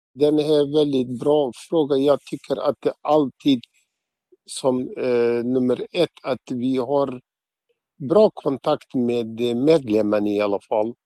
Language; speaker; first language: Swedish; non-native, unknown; Arabic